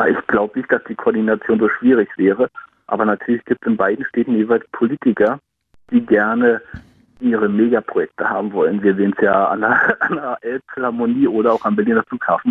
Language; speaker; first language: German; native; German